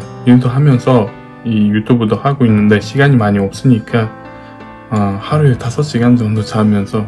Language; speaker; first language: Korean; non-native, fluent; Uzbek